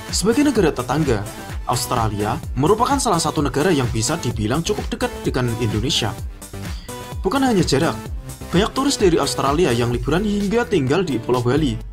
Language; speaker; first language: Indonesian; native; Indonesian